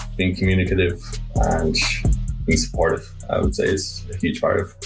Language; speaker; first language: English; native; English